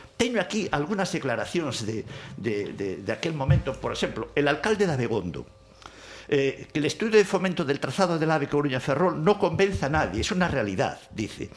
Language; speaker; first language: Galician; non-native, local second language; Spanish